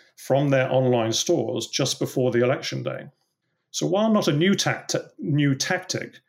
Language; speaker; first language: English; native; English